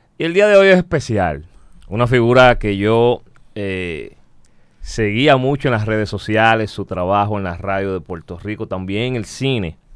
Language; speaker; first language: Spanish; native; Spanish